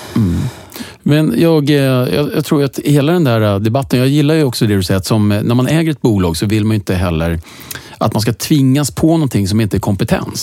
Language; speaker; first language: Swedish; native; Swedish